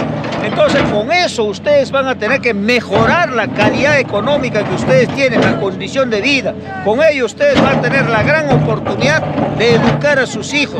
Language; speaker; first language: Spanish; native; Spanish